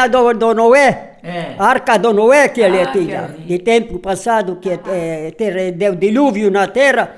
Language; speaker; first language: Portuguese; non-native, local second language; Polish